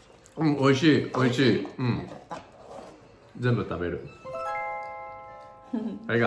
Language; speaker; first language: Japanese; non-native, fluent; French